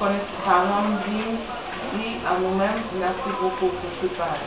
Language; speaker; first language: Spanish; non-native, fluent; Haitian Creole